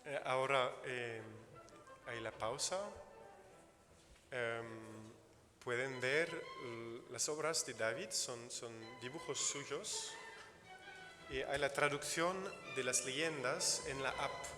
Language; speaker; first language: Spanish; non-native, fluent; Italian